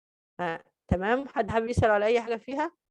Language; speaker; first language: Arabic; native; Arabic